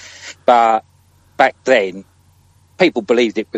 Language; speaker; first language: English; native; English